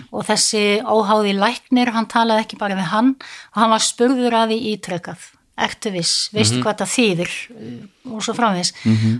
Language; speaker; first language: Icelandic; non-native, fluent; Dutch